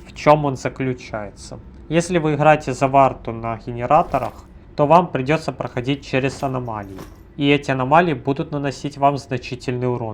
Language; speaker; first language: Russian; native; Russian